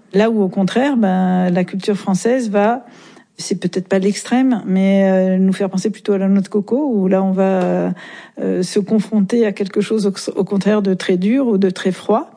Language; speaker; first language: French; native; French